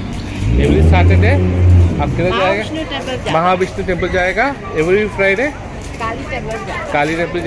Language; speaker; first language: Hindi; non-native, local second language; Telugu